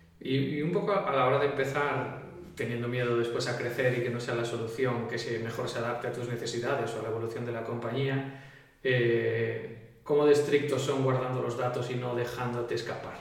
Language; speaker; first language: Spanish; native; Spanish